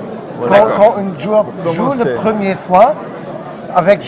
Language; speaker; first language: French; non-native, learner; German